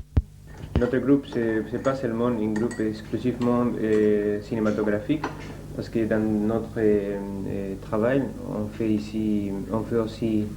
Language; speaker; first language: French; non-native, learner; Spanish